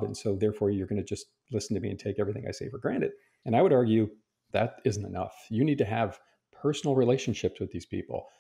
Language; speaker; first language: English; native; English